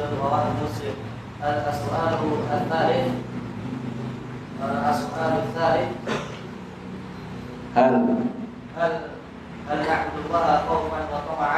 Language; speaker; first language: Arabic; non-native, learner; Indonesian